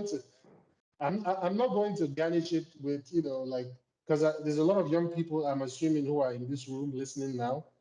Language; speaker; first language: English; non-native, local second language; Igbo